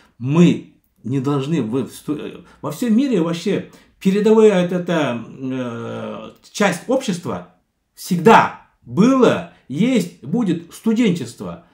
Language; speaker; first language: Russian; non-native, local second language; Kazakh